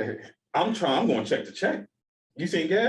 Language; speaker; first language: English; native; English